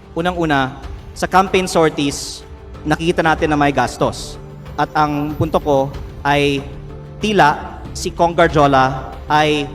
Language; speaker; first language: Filipino; native; Filipino